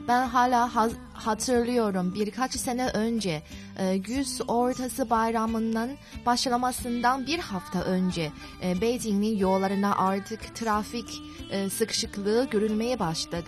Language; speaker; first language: Turkish; non-native, fluent; Chinese